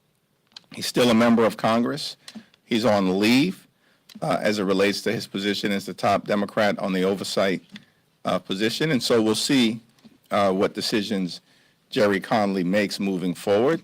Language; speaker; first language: English; native; English